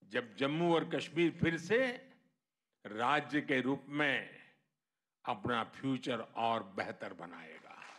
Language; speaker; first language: Hindi; non-native, local second language; Gujarati